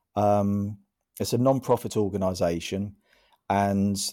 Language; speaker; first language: English; native; English